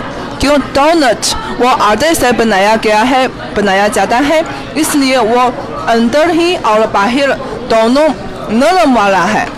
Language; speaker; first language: Hindi; non-native, fluent; Chinese